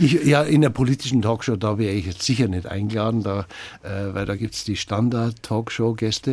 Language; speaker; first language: German; native; German